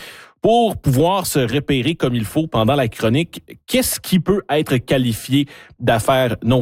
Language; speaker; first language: French; native; French